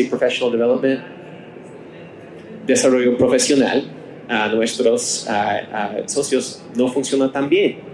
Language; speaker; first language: Spanish; non-native, learner; English